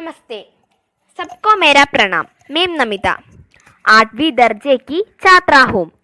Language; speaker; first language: Hindi; non-native, local second language; Malayalam